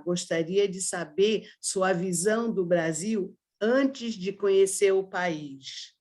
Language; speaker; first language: Portuguese; early bilingual, other home language; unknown